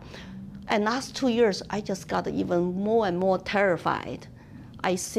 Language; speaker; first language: English; non-native, fluent; Chinese